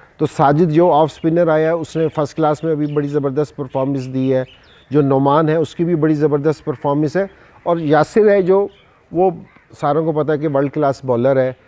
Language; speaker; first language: Urdu; non-native, local second language; Punjabi